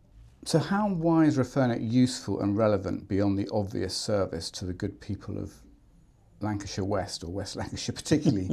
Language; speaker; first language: English; native; English